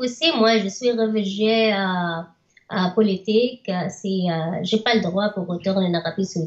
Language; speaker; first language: French; non-native, learner; Arabic